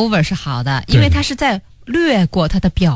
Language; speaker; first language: Chinese; native; Chinese